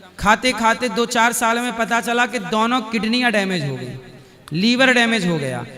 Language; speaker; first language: Hindi; native; Hindi